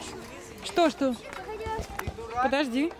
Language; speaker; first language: Russian; native; Russian